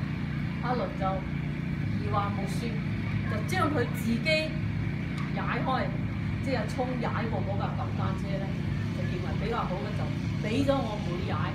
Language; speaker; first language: Cantonese; native; Cantonese